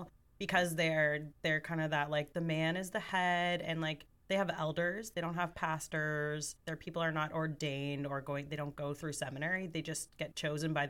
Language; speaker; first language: English; native; English